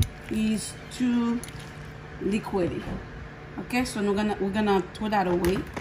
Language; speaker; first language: English; non-native, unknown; Haitian Creole